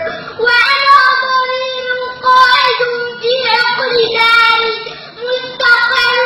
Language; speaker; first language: Arabic; native; Arabic